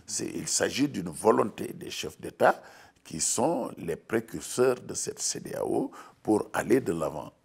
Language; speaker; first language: French; non-native, local second language; Wolof